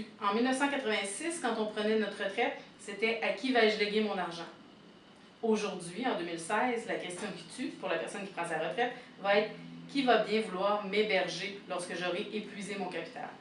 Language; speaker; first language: French; native; French